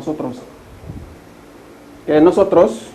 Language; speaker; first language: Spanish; non-native, fluent; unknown